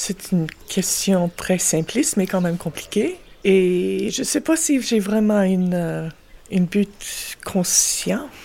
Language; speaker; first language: French; non-native, local second language; English